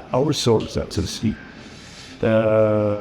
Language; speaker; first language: English; non-native, learner; Japanese